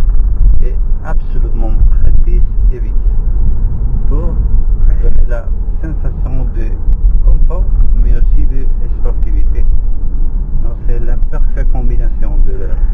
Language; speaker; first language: French; non-native, learner; Spanish